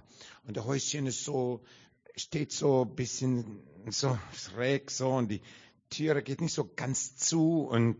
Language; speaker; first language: German; non-native, learner; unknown